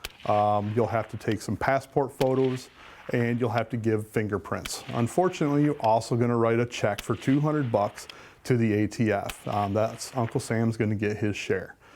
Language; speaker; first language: English; native; English